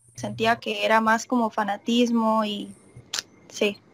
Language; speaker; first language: Spanish; native; Spanish